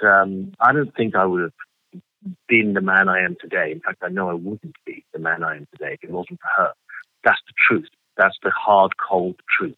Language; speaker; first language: English; native; English